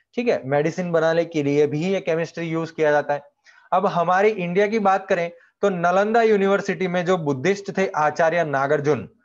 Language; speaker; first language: Hindi; non-native, local second language; Gujarati